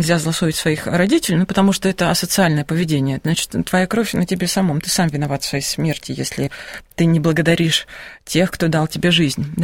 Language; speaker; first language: Russian; native; Russian